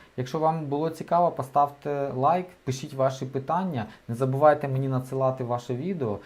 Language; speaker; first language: Ukrainian; native; Ukrainian